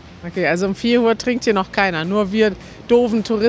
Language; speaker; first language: German; native; German